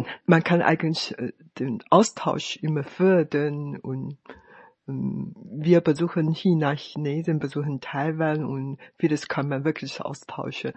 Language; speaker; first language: German; non-native, fluent; Chinese